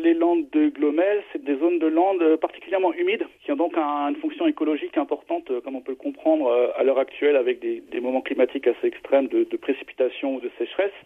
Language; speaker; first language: French; native; French